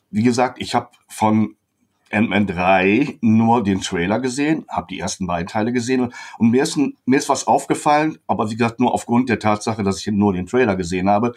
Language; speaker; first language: German; native; German